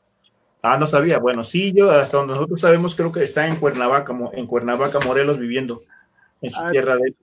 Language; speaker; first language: Spanish; native; Spanish